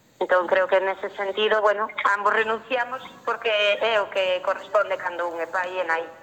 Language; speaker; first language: Galician; non-native, local second language; Spanish